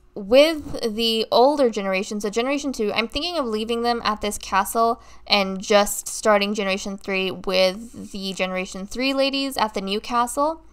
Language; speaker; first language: English; native; English